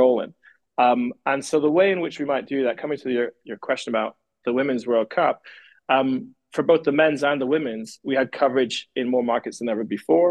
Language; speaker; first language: English; native; English